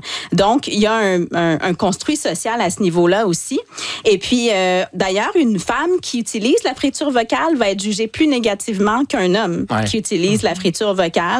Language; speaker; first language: French; native; French